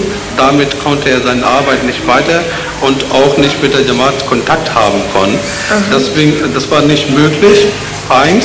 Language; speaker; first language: German; non-native, learner; Urdu